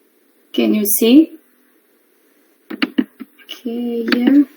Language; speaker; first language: English; non-native, learner; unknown